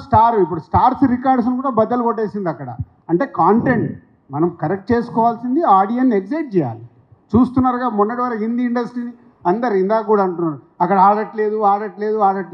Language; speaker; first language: Telugu; native; Telugu